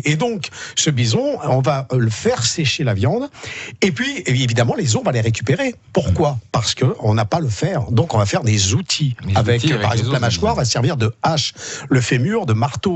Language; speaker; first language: French; native; French